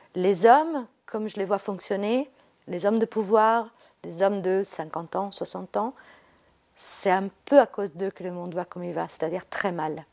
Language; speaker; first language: French; non-native, fluent; Italian